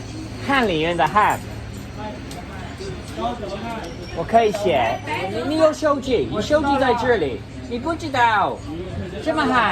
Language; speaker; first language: Chinese; non-native, learner; English